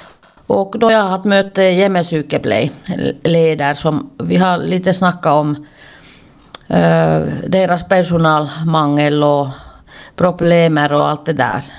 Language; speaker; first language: Swedish; non-native, local second language; Finnish